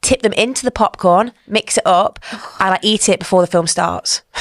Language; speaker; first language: English; native; English